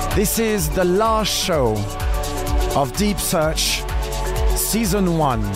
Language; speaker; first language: English; non-native, fluent; French